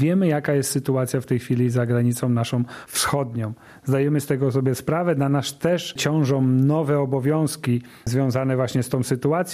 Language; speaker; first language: Polish; native; Polish